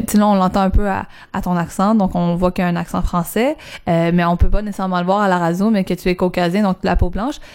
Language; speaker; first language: French; native; French